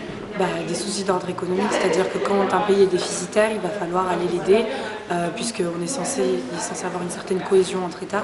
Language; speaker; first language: French; native; French